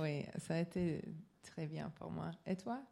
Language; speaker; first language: French; non-native, learner; English